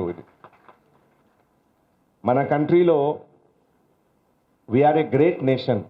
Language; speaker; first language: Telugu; non-native, learner; Hindi